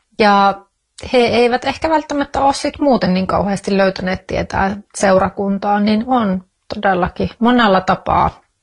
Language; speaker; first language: Finnish; native; Finnish